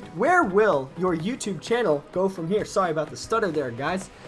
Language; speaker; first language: English; native; English